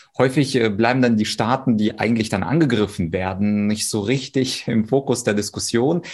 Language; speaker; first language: German; early bilingual, other home language; Russian